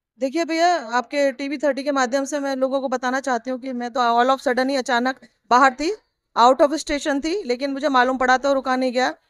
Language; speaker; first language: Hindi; native; Hindi